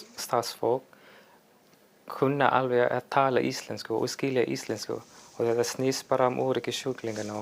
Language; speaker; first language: Icelandic; non-native, fluent; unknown